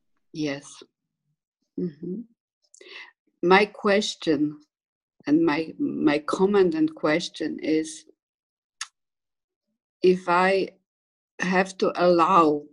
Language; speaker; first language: English; non-native, fluent; Polish